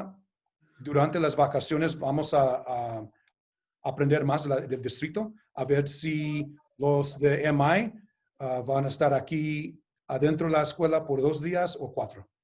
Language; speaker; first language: Spanish; early bilingual, heritage; Spanish